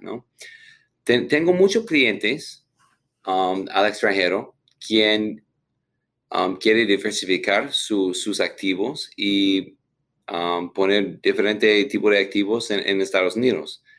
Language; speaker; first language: Spanish; non-native, fluent; English